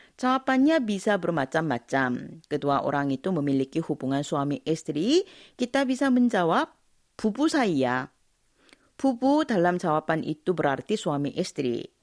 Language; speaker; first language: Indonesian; non-native, fluent; Korean